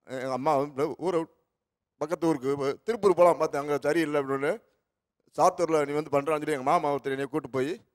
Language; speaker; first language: Tamil; native; Tamil